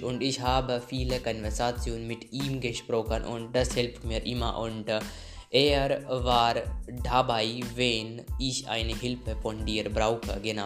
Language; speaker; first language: German; non-native, learner; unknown